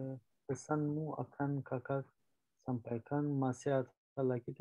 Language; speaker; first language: Indonesian; non-native, learner; Turkish